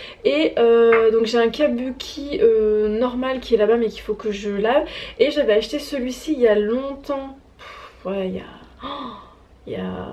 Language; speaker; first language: French; native; French